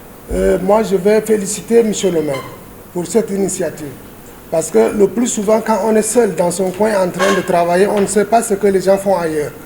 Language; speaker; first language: French; non-native, local second language; Wolof